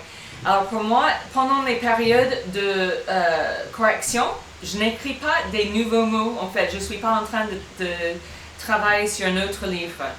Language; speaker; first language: French; non-native, fluent; English